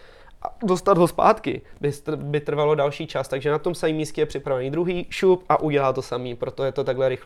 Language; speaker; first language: Czech; native; Czech